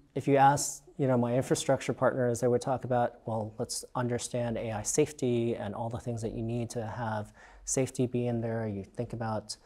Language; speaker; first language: English; native; English